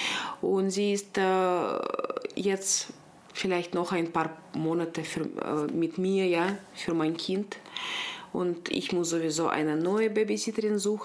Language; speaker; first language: German; non-native, local second language; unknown